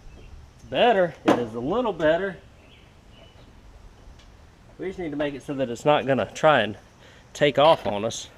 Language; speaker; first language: English; native; English